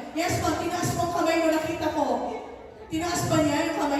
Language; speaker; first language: Filipino; native; Filipino